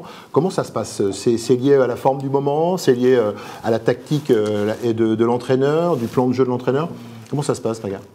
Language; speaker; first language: French; native; French